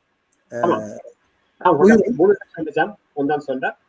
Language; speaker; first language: Turkish; non-native, learner; Bangla